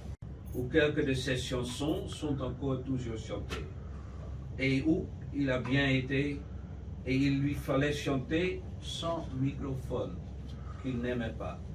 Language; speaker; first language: French; non-native, learner; Dutch